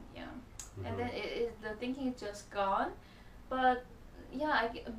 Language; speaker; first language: English; non-native, learner; Chinese